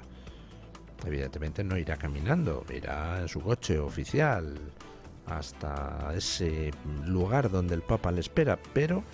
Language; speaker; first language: Spanish; native; Spanish